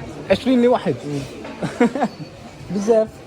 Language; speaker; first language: Arabic; non-native, learner; English